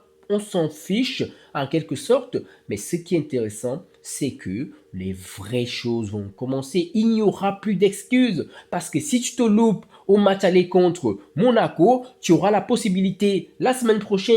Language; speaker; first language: French; native; French